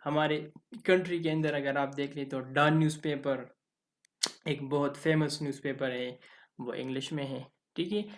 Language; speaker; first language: Urdu; non-native, local second language; Pashto